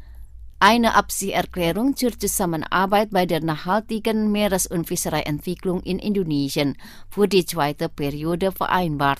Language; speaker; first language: German; non-native, fluent; Indonesian